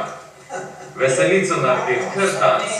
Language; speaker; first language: Slovenian; native; Slovenian